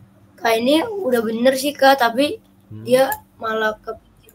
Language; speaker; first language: Indonesian; native; Indonesian